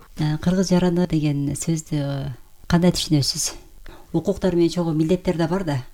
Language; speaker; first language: Kyrgyz; native; Kyrgyz